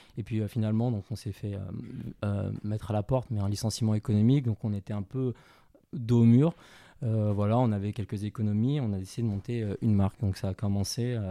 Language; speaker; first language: French; early bilingual, other home language; Chinese